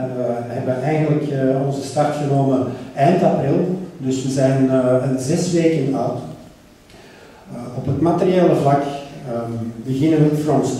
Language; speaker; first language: Dutch; native; Dutch